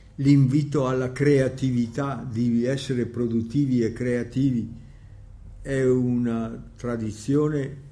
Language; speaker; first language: Italian; native; Italian